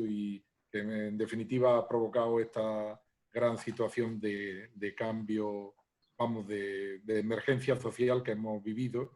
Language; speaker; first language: Spanish; native; Spanish